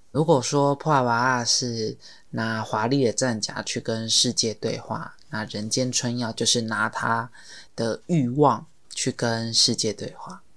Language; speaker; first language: Chinese; native; Chinese